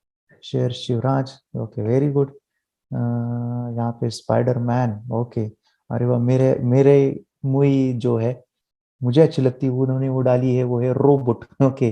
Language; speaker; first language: Hindi; native; Hindi